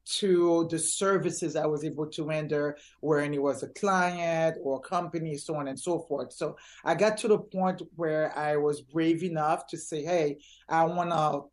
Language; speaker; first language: English; early bilingual, other home language; Haitian Creole